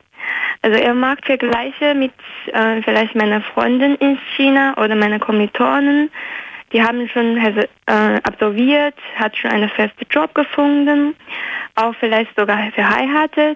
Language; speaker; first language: German; non-native, fluent; Chinese